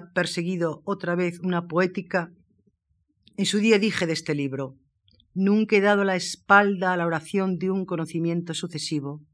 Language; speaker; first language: Spanish; native; Spanish